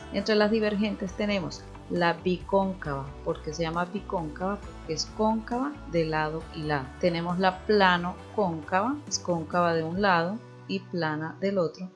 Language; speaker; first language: Spanish; native; Spanish